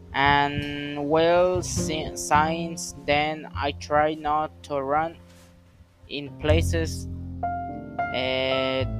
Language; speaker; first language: English; non-native, learner; Spanish